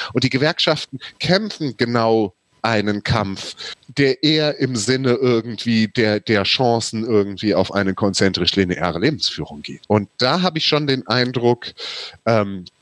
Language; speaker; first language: German; native; German